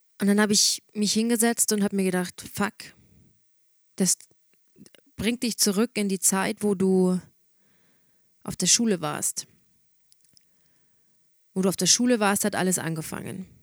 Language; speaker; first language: German; native; German